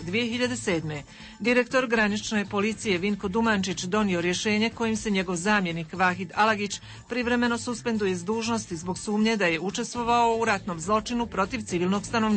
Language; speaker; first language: Croatian; native; Croatian